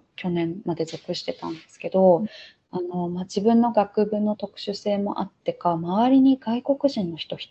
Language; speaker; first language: Japanese; early bilingual, heritage; Japanese